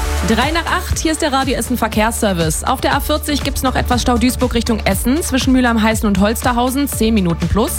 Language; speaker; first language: German; native; German